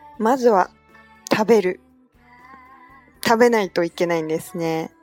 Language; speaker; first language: Japanese; non-native, fluent; Chinese